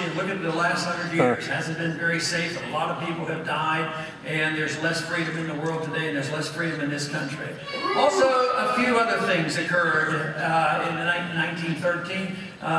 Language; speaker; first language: English; native; English